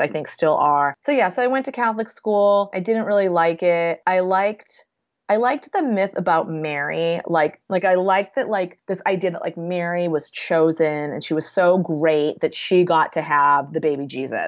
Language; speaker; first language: English; native; English